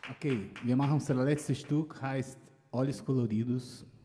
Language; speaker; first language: German; non-native, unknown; Portuguese